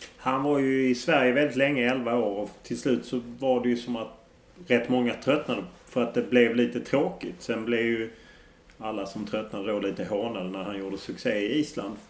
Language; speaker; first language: Swedish; native; Swedish